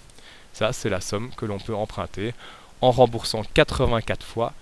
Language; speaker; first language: French; native; French